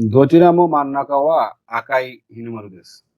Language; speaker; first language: Japanese; non-native, learner; Bangla